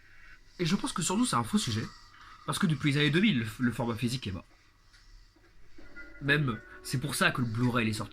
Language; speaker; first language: French; native; French